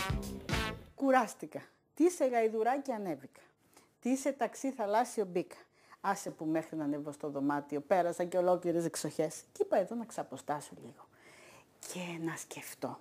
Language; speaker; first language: Greek; native; Greek